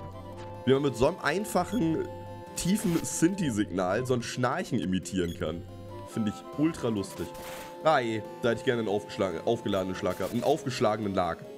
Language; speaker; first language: German; native; German